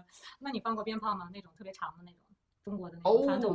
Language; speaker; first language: Chinese; native; Chinese